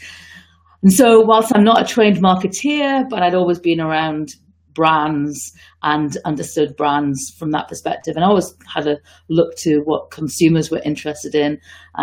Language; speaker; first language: English; native; English